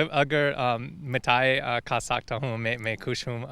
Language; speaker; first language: Hindi; non-native, learner; English